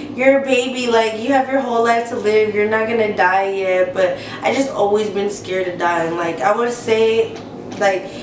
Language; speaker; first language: English; native; English